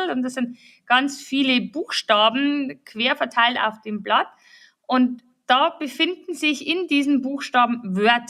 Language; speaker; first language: German; native; German